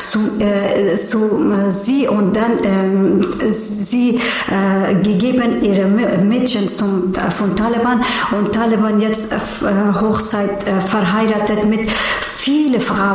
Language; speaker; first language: German; non-native, learner; Persian